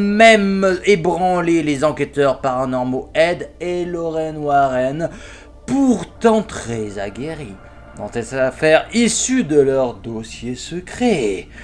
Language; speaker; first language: French; native; French